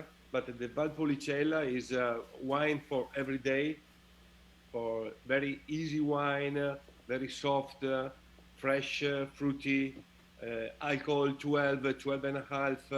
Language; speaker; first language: English; non-native, learner; Italian